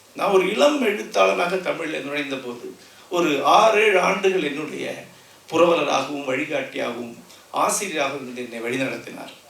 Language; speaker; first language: Tamil; non-native, local second language; Malayalam